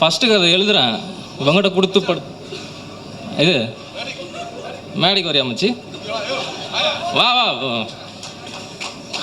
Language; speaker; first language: Tamil; native; Tamil